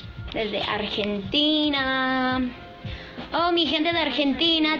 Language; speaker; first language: Spanish; early bilingual, heritage; Spanish